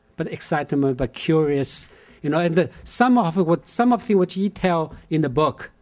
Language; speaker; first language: English; non-native, fluent; Chinese